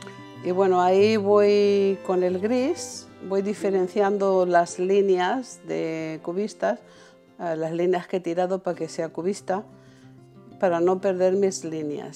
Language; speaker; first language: Spanish; native; Spanish